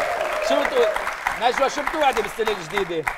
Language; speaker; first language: Arabic; native; Arabic